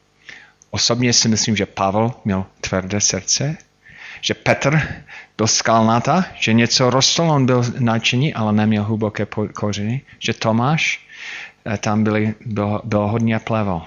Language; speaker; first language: Czech; non-native, fluent; English